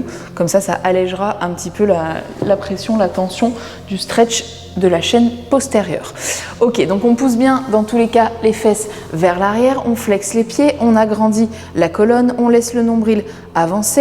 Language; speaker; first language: French; native; French